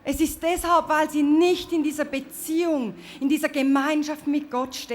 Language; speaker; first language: German; native; German